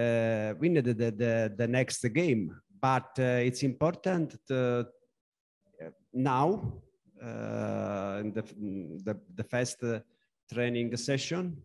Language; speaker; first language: English; non-native, learner; Italian